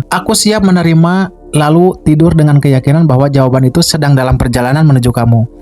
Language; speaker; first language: Indonesian; native; Indonesian